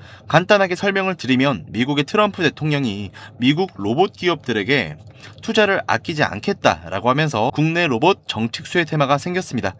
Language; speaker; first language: Korean; native; Korean